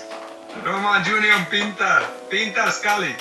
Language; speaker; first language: Indonesian; non-native, learner; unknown